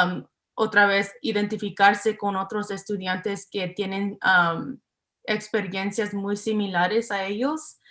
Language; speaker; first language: Spanish; early bilingual, heritage; English